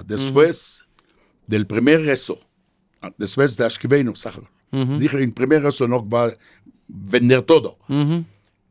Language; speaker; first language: Spanish; non-native, fluent; Hebrew